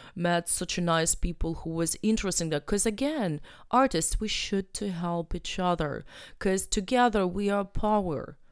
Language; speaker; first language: English; non-native, learner; Ukrainian